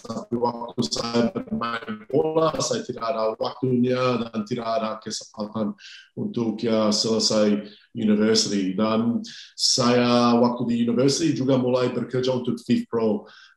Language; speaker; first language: Indonesian; non-native, fluent; English